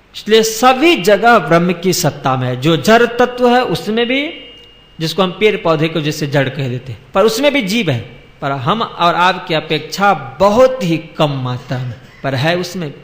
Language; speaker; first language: Hindi; non-native, local second language; Gujarati